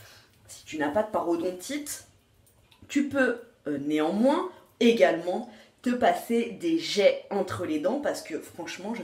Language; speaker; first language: French; native; French